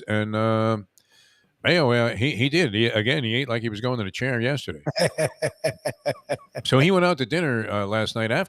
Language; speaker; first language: English; native; English